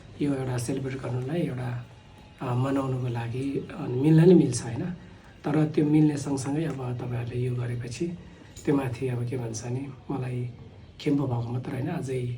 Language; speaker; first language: Nepali; non-native, local second language; Sherpa